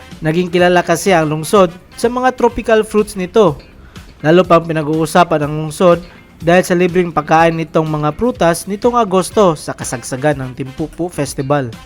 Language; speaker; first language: Filipino; non-native, local second language; Cebuano